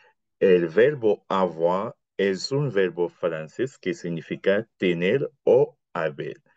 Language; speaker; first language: Spanish; non-native, fluent; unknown